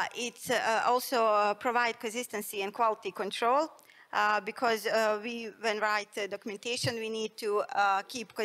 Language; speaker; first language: English; non-native, fluent; Bosnian